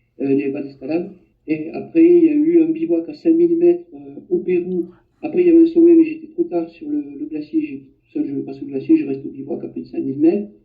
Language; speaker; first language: French; native; French